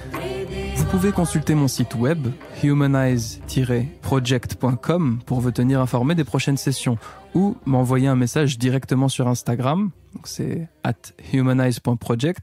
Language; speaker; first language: French; native; French